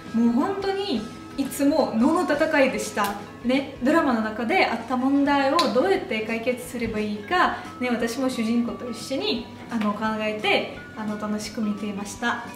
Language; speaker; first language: Japanese; non-native, fluent; Russian